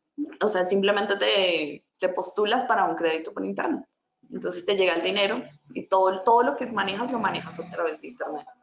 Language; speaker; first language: Spanish; native; Spanish